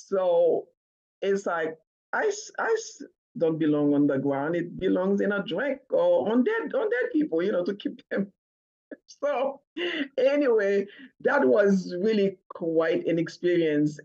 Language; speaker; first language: English; non-native, fluent; Haitian Creole